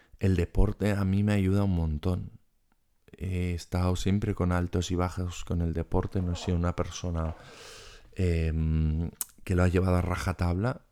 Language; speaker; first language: Spanish; non-native, fluent; German